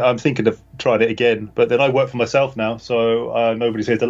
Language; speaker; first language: English; native; English